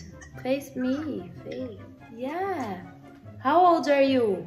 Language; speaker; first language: English; non-native, learner; Portuguese